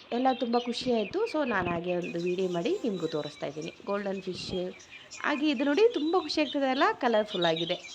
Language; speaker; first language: Kannada; non-native, local second language; Malayalam